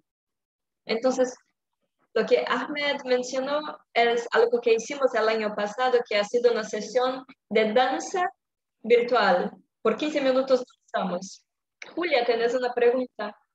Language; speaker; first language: Spanish; non-native, fluent; Dutch